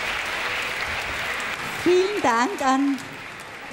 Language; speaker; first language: German; native; German